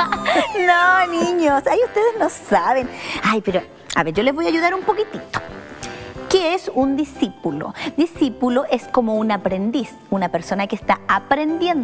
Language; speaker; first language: Spanish; native; Spanish